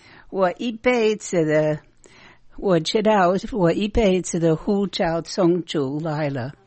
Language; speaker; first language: Chinese; non-native, fluent; English